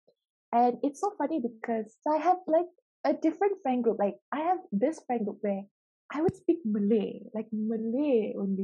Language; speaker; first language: English; native; English